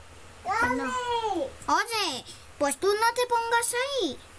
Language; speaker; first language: Spanish; native; Spanish